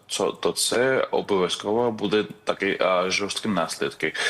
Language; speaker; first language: Ukrainian; non-native, fluent; Georgian